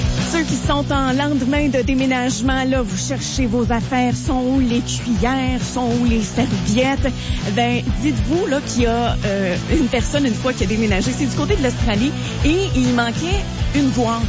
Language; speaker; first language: French; native; French